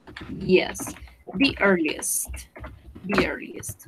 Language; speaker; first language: English; non-native, fluent; Spanish